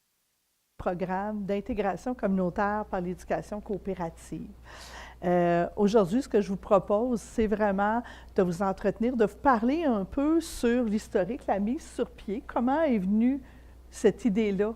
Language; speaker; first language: French; native; French